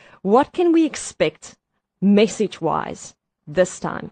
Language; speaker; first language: English; non-native, local second language; Afrikaans